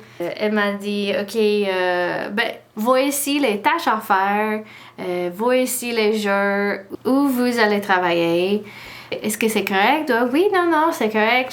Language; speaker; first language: French; non-native, learner; English